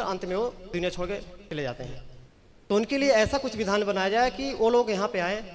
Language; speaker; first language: Hindi; native; Hindi